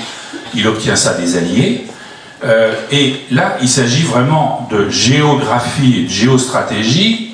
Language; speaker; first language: French; native; French